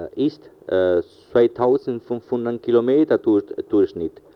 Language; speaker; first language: German; non-native, fluent; Spanish